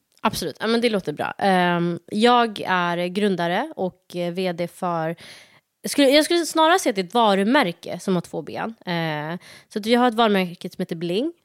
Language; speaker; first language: Swedish; early bilingual, other home language; Somali